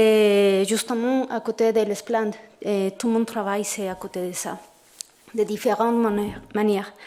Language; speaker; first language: French; non-native, fluent; Spanish